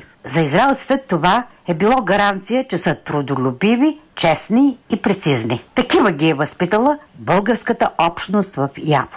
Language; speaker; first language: Bulgarian; native; Bulgarian